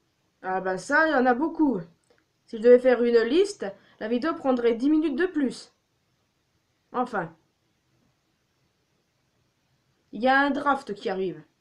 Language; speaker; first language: French; native; French